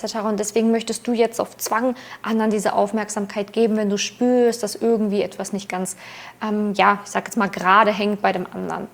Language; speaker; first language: German; native; German